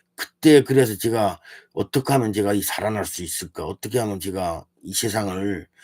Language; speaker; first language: Korean; early bilingual, heritage; Korean